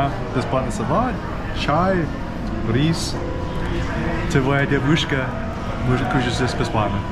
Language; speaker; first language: Russian; non-native, learner; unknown